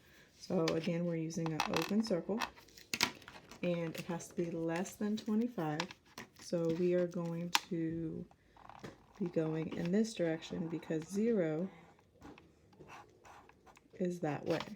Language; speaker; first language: English; native; English